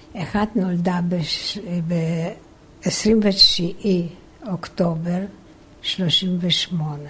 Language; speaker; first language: Hebrew; non-native, fluent; Polish